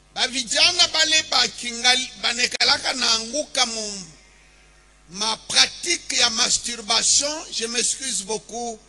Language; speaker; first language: French; non-native, local second language; Swahili